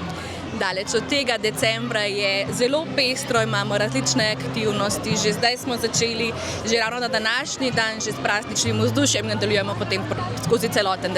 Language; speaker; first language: Slovenian; native; Slovenian